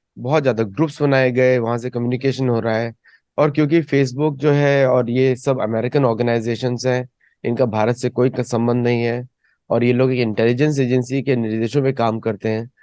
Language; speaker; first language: Hindi; native; Hindi